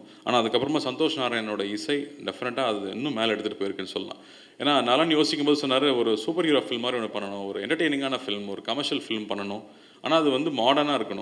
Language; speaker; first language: Tamil; native; Tamil